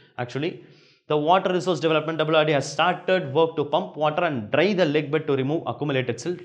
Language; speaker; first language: English; non-native, local second language; Tamil